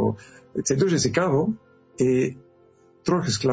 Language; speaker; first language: Ukrainian; non-native, learner; French